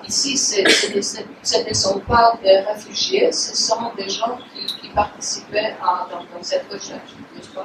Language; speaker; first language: French; non-native, fluent; Polish